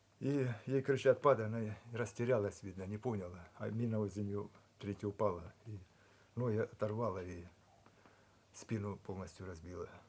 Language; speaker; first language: Russian; native; Russian